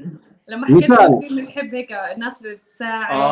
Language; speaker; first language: Arabic; native; Arabic